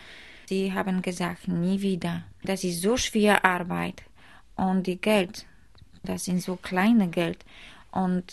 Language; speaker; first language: German; non-native, learner; Polish